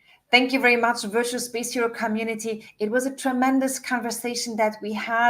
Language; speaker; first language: English; non-native, fluent; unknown